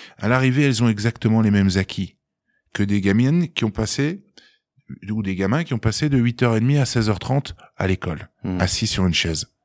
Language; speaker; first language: French; native; French